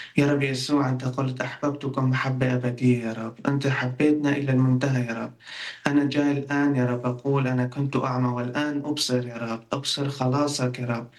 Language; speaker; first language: Arabic; non-native, local second language; Kurdish